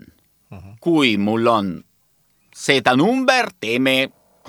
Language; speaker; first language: Estonian; non-native, learner; Italian